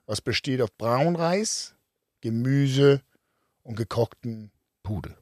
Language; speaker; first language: German; non-native, fluent; Danish